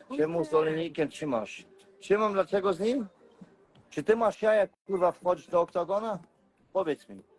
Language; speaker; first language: Polish; early bilingual, heritage; Polish